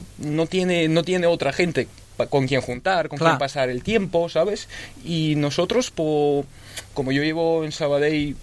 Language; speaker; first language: Spanish; early bilingual, other home language; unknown